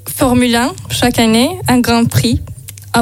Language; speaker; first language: French; non-native, learner; Azerbaijani